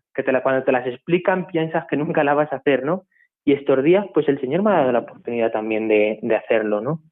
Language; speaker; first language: Spanish; native; Spanish